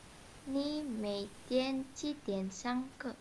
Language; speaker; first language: Chinese; non-native, learner; Indonesian